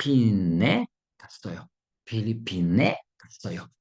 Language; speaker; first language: Korean; non-native, fluent; Russian